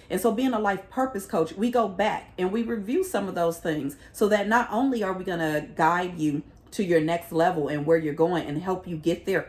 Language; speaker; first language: English; native; English